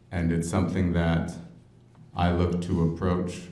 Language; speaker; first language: English; native; English